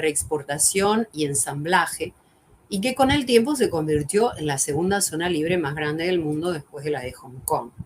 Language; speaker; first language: Spanish; native; Spanish